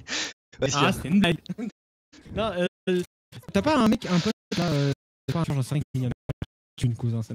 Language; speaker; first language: French; native; French